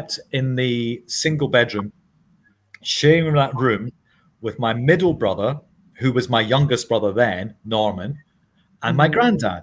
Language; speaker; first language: English; native; English